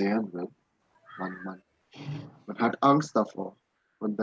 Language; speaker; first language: German; non-native, learner; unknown